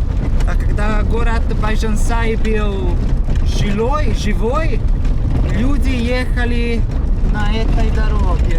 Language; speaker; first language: Russian; non-native, learner; Italian